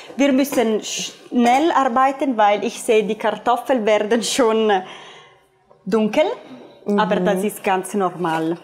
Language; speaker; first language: German; non-native, fluent; Italian